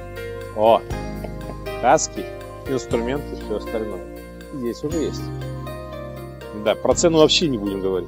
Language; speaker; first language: Russian; native; Russian